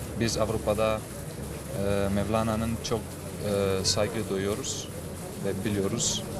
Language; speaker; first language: Turkish; non-native, learner; Romanian